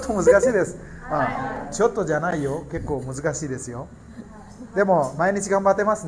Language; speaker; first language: Japanese; non-native, learner; Nepali